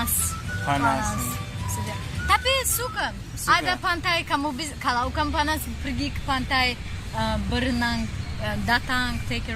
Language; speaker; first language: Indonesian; non-native, learner; Tajik